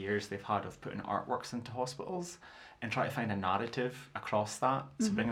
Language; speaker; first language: English; native; English